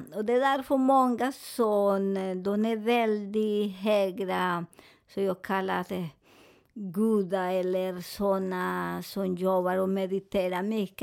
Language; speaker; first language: Swedish; non-native, fluent; Spanish